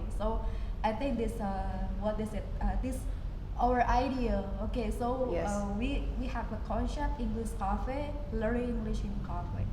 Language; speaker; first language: English; non-native, learner; Indonesian